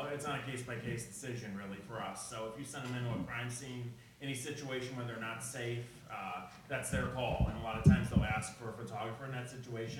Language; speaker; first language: English; native; English